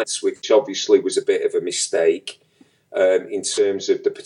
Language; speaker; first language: English; native; English